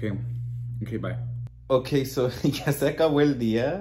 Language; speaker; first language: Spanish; early bilingual, heritage; Spanish